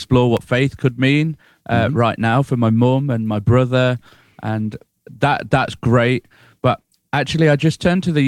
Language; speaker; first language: English; native; English